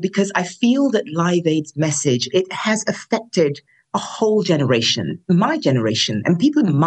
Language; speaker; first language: English; non-native, local second language; Yoruba